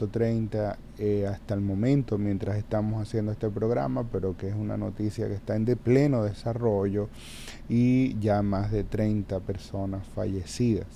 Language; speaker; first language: Spanish; native; Spanish